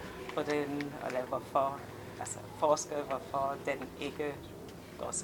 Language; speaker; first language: Danish; non-native, fluent; English